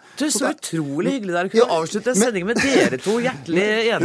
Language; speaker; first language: Norwegian; native; Norwegian